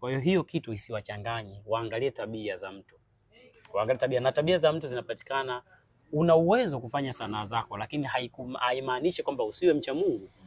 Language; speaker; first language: Swahili; native; Swahili